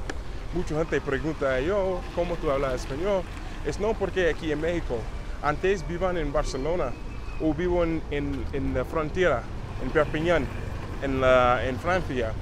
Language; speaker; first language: Spanish; non-native, learner; English